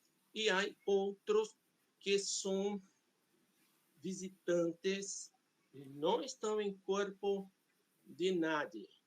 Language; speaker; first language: Spanish; non-native, fluent; Portuguese